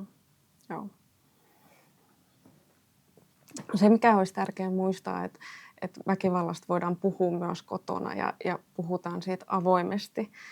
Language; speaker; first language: Finnish; native; Finnish